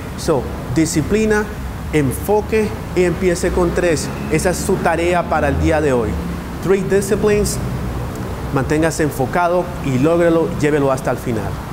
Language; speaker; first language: Spanish; native; Spanish